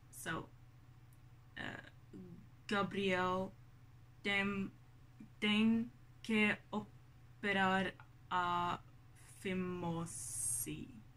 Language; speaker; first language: Portuguese; non-native, learner; Norwegian